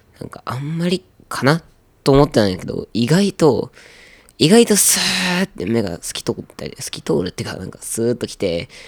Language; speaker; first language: Japanese; native; Japanese